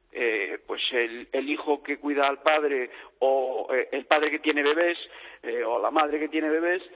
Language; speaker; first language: Spanish; native; Spanish